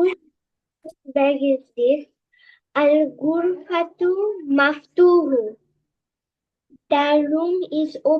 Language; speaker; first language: English; non-native, learner; Bangla